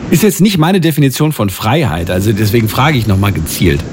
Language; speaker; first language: German; native; German